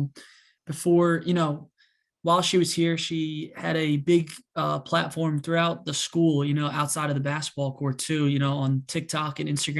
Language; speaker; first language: English; native; English